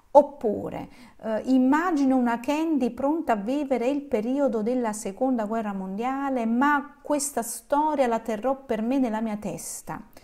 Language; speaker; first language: Italian; native; Italian